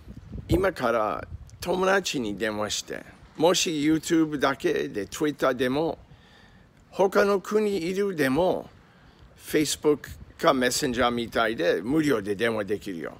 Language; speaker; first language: Japanese; non-native, learner; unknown